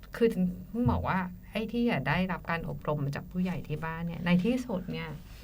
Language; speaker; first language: Thai; native; Thai